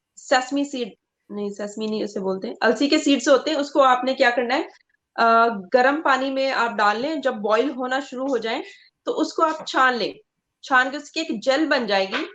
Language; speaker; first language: Hindi; non-native, local second language; Punjabi